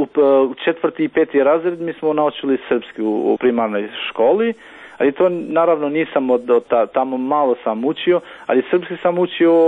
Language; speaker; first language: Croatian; non-native, local second language; Albanian